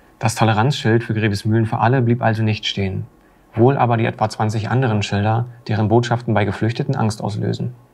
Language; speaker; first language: German; native; German